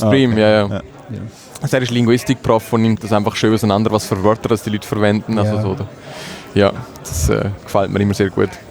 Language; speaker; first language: German; native; German